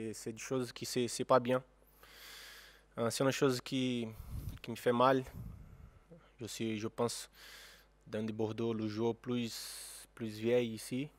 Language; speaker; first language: French; non-native, fluent; Portuguese